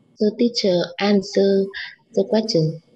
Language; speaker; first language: English; non-native, learner; Vietnamese